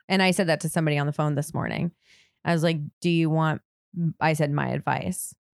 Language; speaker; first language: English; native; English